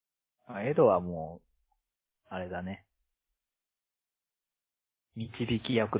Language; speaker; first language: Japanese; native; Japanese